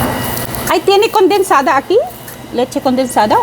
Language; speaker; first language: Spanish; non-native, learner; Filipino